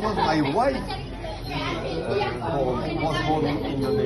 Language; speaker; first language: English; non-native, fluent; French